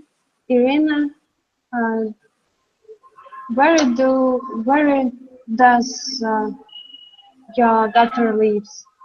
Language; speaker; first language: English; non-native, learner; Russian